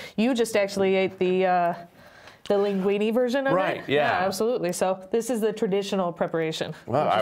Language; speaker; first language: English; native; English